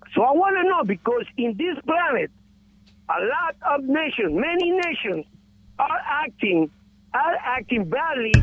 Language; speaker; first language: English; non-native, learner; Spanish